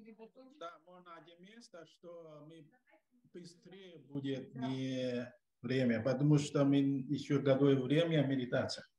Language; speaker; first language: Russian; non-native, learner; Chinese